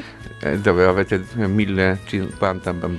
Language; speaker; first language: Italian; non-native, fluent; Polish